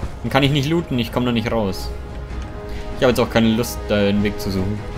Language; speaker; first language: German; native; German